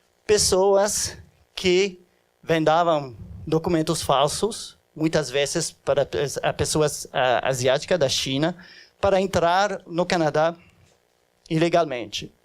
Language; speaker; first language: Portuguese; non-native, fluent; French